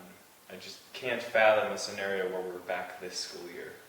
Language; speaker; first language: English; native; English